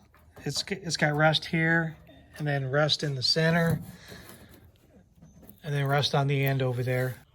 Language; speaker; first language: English; native; English